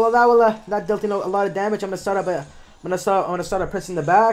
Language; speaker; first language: English; native; English